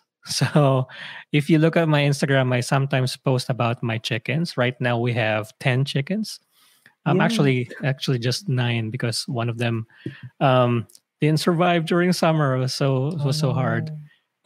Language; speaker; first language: English; non-native, local second language; Filipino